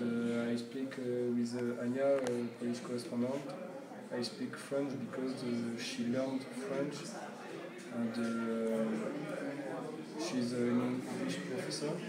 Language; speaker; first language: English; non-native, learner; French